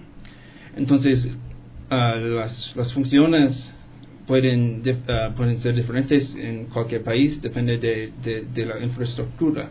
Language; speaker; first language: Spanish; non-native, fluent; English